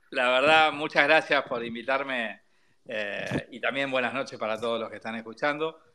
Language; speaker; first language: Spanish; native; Spanish